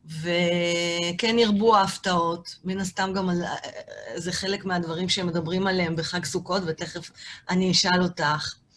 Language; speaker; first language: Hebrew; native; Hebrew